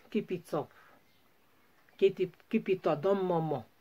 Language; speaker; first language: English; non-native, local second language; Igbo